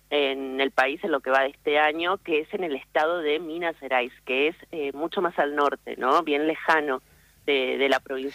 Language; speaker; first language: Spanish; native; Spanish